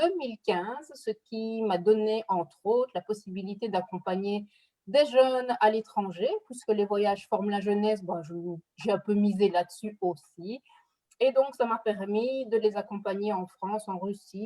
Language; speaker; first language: French; native; French